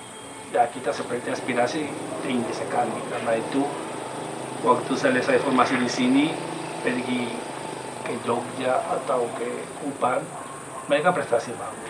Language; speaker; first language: Indonesian; non-native, fluent; Spanish